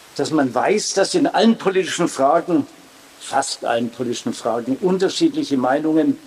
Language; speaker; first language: German; native; German